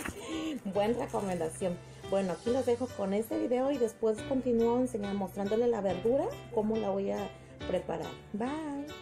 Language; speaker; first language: Spanish; native; Spanish